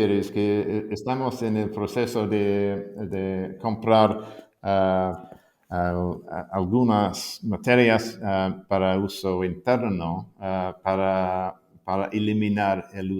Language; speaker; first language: Spanish; non-native, fluent; English